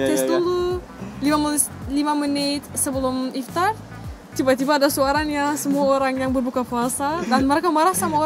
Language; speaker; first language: Indonesian; non-native, fluent; Turkish